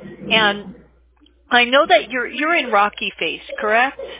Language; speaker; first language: English; native; English